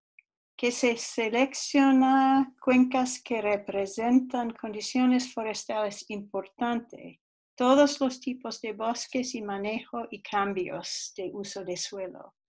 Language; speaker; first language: Spanish; non-native, fluent; English